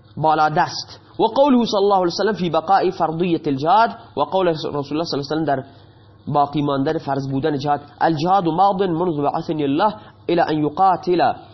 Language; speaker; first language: Persian; non-native, local second language; Baluchi